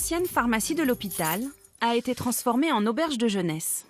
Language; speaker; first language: French; native; French